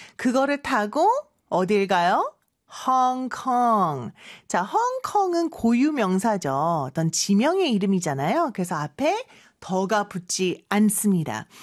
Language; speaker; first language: Korean; native; Korean